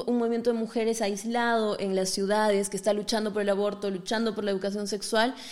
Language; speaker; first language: Spanish; native; Spanish